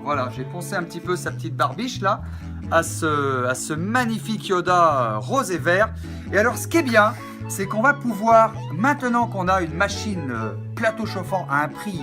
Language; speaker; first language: French; native; French